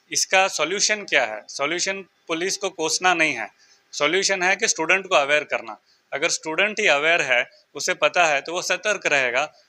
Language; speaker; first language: Hindi; non-native, local second language; Marathi